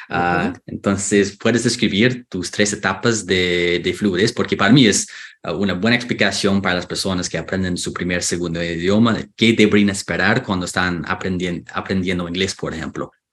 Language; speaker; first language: Spanish; non-native, fluent; English